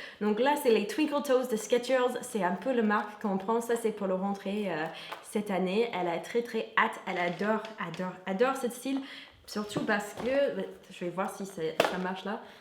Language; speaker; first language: French; non-native, fluent; English